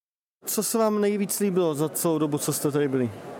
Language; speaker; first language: Czech; native; Czech